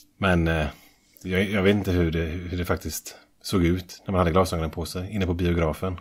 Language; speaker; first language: Swedish; native; Swedish